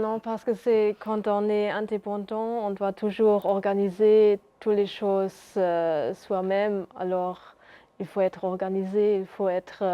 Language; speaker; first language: French; non-native, local second language; Luxembourgish